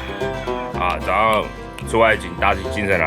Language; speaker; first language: Chinese; native; Chinese